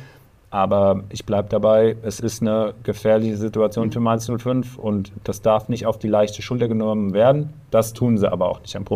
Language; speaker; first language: German; native; German